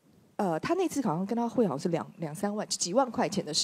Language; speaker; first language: Chinese; native; Chinese